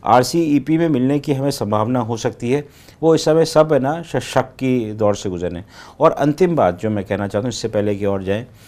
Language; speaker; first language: Hindi; native; Hindi